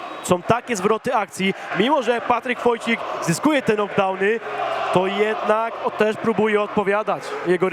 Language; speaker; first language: Polish; native; Polish